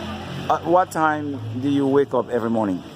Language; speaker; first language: English; non-native, local second language; Haitian Creole